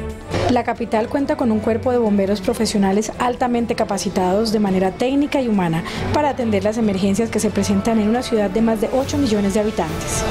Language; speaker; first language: Spanish; native; Spanish